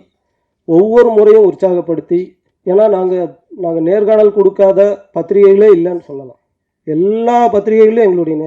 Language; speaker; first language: Tamil; native; Tamil